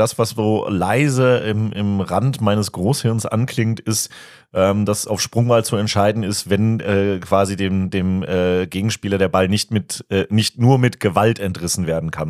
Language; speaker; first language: German; native; German